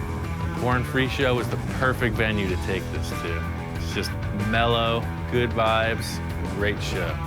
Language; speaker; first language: English; native; English